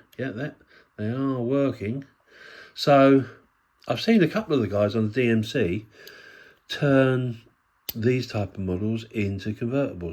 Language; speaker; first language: English; native; English